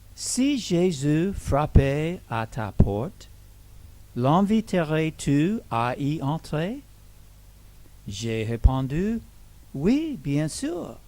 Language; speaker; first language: French; non-native, learner; English